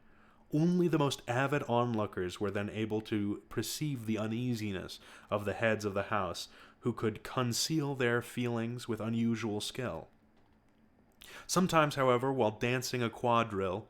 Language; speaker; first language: English; native; English